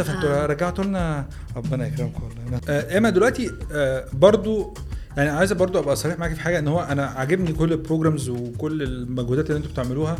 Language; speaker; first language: Arabic; native; Arabic